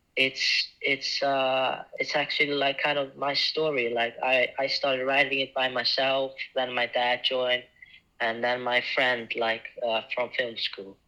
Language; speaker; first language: English; non-native, fluent; Icelandic